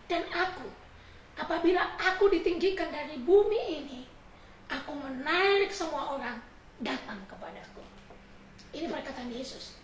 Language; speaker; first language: Indonesian; native; Indonesian